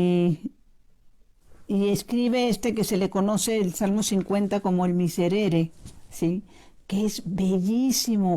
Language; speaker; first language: Spanish; native; Spanish